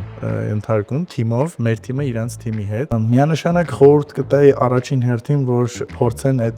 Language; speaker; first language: Armenian; native; Armenian